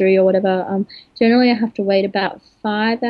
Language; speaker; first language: English; native; English